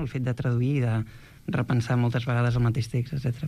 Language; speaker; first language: Catalan; native; Catalan